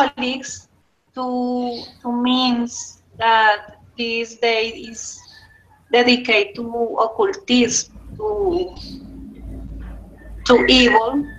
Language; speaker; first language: English; non-native, learner; Spanish